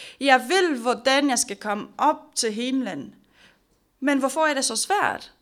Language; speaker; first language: Danish; non-native, fluent; Romanian